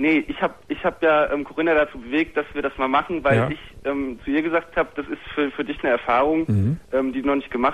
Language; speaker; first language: German; native; German